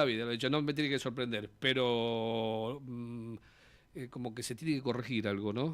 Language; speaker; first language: Spanish; native; Spanish